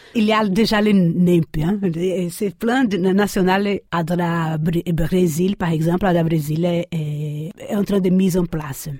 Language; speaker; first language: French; non-native, fluent; Portuguese